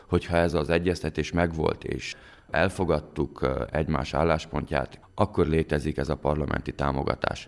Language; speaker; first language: Hungarian; native; Hungarian